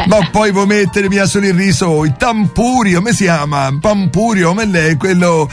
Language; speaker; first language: Italian; native; Italian